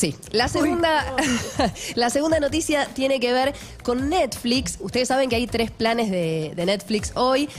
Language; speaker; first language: Spanish; native; Spanish